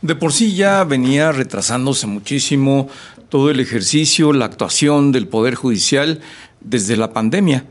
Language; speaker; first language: Spanish; native; Spanish